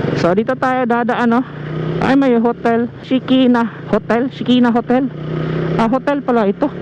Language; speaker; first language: Filipino; non-native, local second language; Cebuano